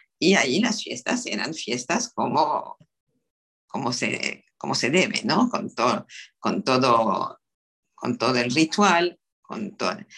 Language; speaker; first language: Spanish; non-native, fluent; French